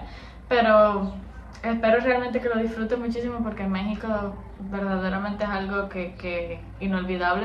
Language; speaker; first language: Spanish; native; Spanish